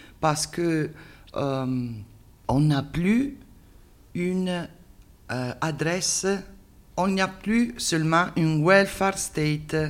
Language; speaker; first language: French; non-native, learner; Italian